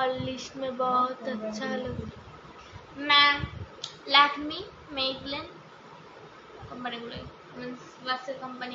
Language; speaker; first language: Hindi; non-native, local second language; Bangla